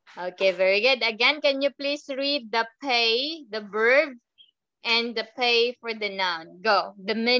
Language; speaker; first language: English; non-native, fluent; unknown